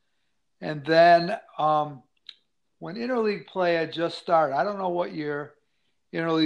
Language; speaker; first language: English; native; English